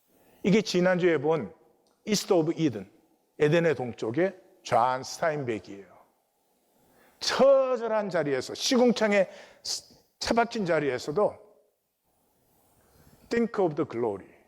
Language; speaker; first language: Korean; native; Korean